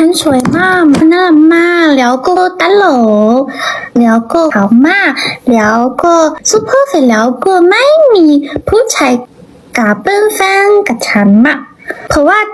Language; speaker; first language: Thai; non-native, learner; Chinese